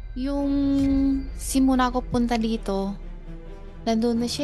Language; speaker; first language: Filipino; early bilingual, other home language; Chinese